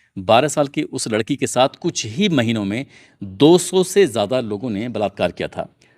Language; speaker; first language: Hindi; native; Hindi